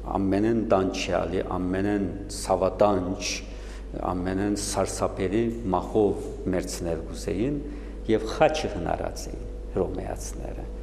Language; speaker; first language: Armenian; native; Armenian